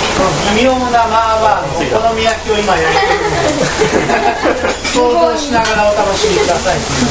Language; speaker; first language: Japanese; native; Japanese